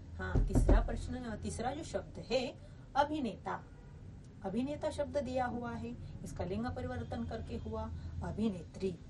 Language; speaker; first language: Hindi; non-native, local second language; Marathi